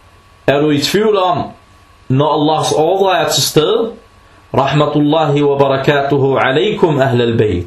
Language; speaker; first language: Danish; non-native, fluent; Arabic